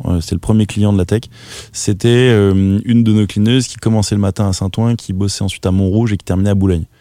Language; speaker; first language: French; native; French